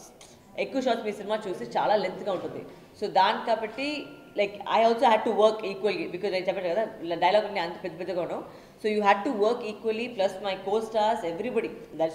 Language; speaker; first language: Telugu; non-native, learner; Tamil